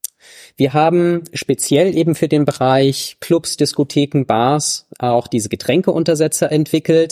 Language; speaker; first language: German; native; German